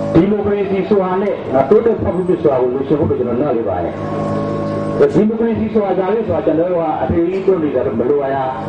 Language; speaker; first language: Burmese; native; Burmese